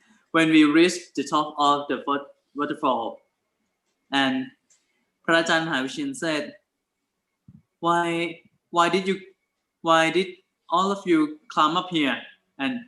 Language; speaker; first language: English; non-native, learner; Thai